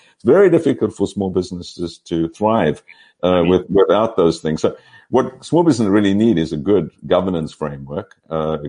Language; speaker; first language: English; native; English